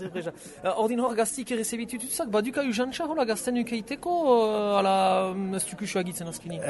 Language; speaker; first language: Basque; native; Basque